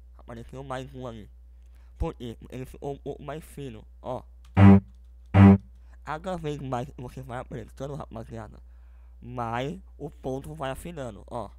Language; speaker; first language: Portuguese; native; Portuguese